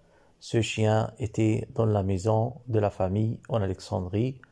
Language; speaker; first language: French; non-native, learner; Arabic